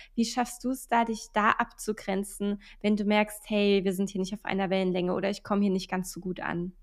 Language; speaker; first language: German; native; German